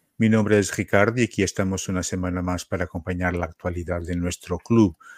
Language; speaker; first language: Spanish; non-native, fluent; Portuguese